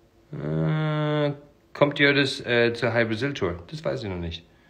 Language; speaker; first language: German; non-native, fluent; English